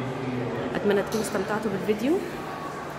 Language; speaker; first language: Arabic; native; Arabic